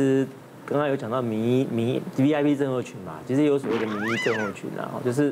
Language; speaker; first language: Chinese; native; Chinese